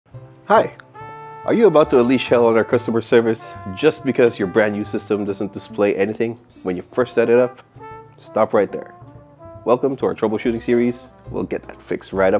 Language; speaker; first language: English; native; English